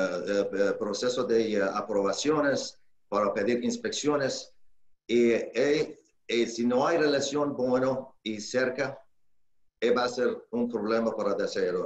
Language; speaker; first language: Spanish; non-native, learner; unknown